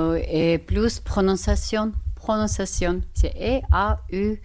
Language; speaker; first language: French; non-native, learner; Georgian